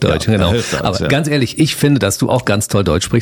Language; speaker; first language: German; native; German